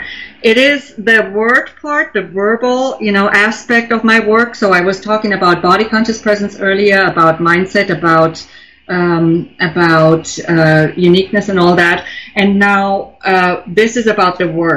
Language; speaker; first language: English; non-native, fluent; German